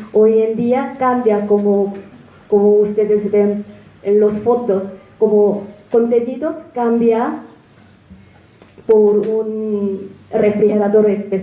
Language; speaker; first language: Spanish; non-native, fluent; Korean